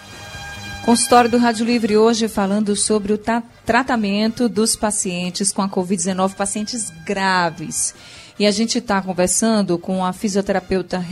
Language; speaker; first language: Portuguese; native; Portuguese